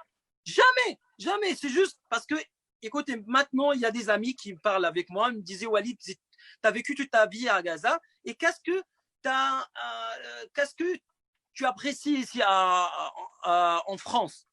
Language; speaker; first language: French; non-native, fluent; Arabic